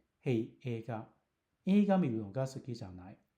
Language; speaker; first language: Japanese; non-native, fluent; Cantonese